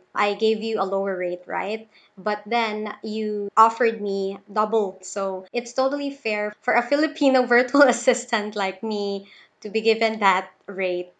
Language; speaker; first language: English; non-native, local second language; Cebuano